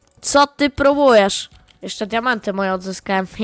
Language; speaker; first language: Polish; native; Polish